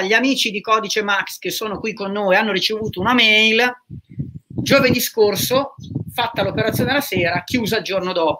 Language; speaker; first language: Italian; native; Italian